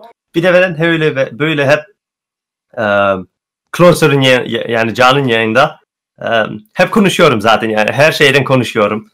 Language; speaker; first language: Turkish; early bilingual, heritage; Turkish